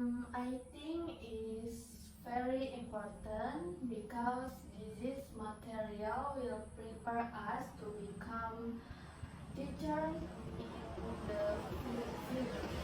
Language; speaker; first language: English; non-native, learner; Indonesian